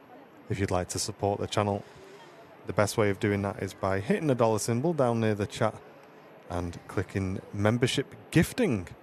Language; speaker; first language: English; native; English